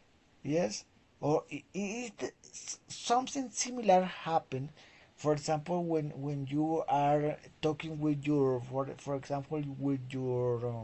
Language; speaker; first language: English; non-native, fluent; Spanish